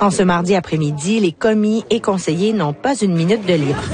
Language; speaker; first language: French; native; French